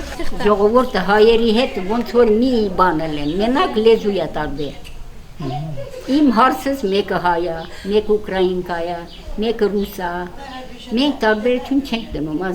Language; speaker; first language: Armenian; non-native, local second language; Assyrian Neo-Aramaic